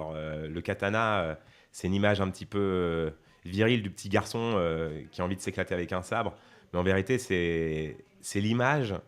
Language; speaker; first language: French; native; French